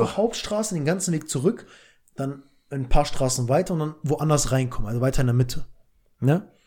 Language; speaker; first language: German; early bilingual, other home language; Albanian